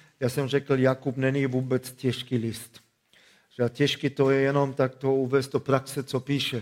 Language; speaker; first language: Czech; non-native, fluent; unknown